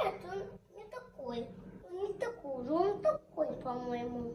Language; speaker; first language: Russian; early bilingual, heritage; Russian